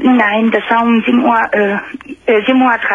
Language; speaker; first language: German; non-native, fluent; Romanian